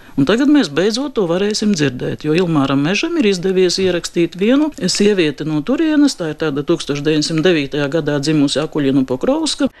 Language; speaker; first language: Latvian; native; Latvian